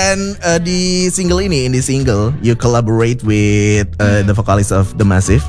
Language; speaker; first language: English; non-native, fluent; Indonesian